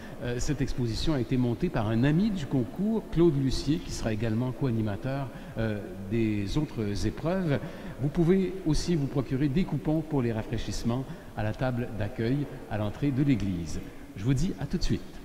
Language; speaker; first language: French; native; French